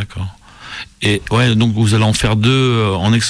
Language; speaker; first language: French; native; French